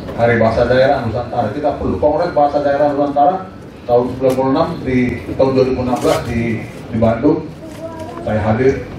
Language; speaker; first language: Indonesian; non-native, local second language; Batak Toba